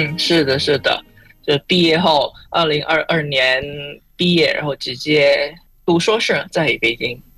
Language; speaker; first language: Chinese; non-native, fluent; Indonesian